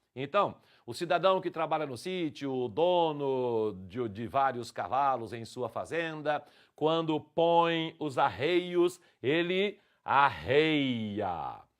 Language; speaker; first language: Portuguese; native; Portuguese